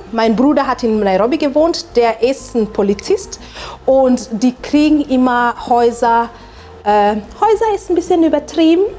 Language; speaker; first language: German; non-native, fluent; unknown